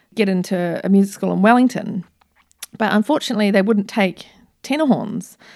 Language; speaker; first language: English; native; English